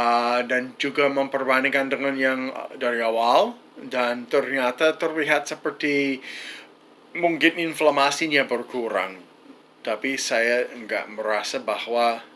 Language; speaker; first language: Indonesian; non-native, fluent; English